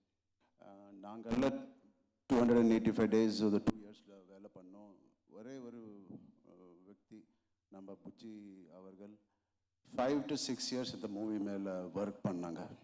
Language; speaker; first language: Tamil; non-native, learner; Telugu